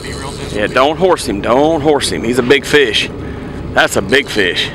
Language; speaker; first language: English; native; English